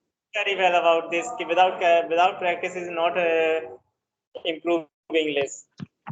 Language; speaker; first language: English; non-native, learner; Hindi